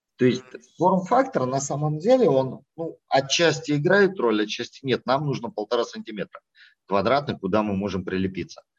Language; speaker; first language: Russian; native; Russian